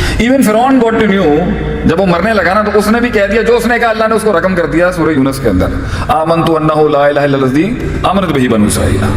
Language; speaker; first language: Urdu; non-native, local second language; Punjabi